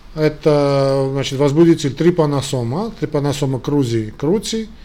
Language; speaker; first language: Russian; non-native, local second language; Armenian